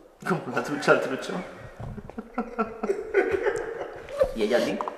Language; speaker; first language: Spanish; native; Spanish